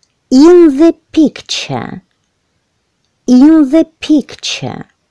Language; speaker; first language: English; non-native, fluent; Ukrainian